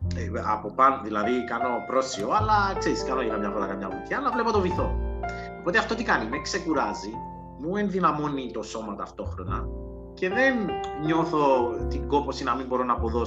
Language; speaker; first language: Greek; native; Greek